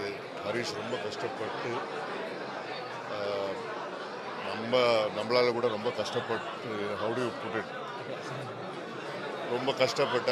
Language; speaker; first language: Tamil; non-native, learner; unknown